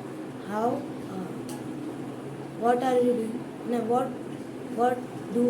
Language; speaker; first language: English; non-native, learner; Marathi